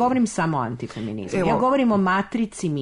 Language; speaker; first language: Croatian; native; Croatian